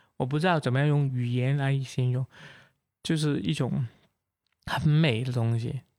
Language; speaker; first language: Chinese; non-native, local second language; Cantonese